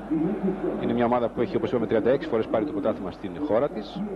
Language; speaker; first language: Greek; native; Greek